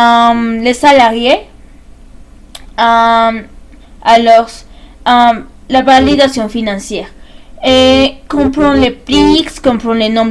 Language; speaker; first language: French; non-native, learner; Spanish